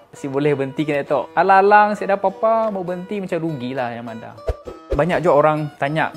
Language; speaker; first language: Malay; native; Malay